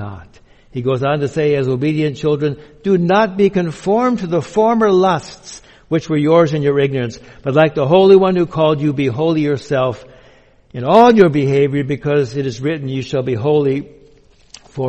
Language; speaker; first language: English; native; English